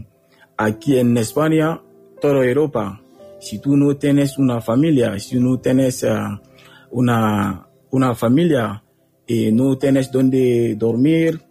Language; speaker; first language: Spanish; non-native, learner; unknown